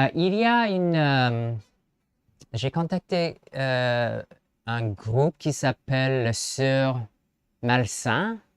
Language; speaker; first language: French; non-native, learner; English